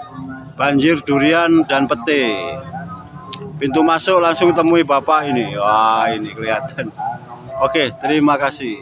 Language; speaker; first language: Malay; non-native, local second language; Javanese